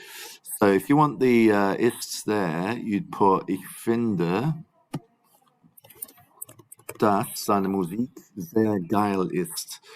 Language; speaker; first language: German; non-native, fluent; English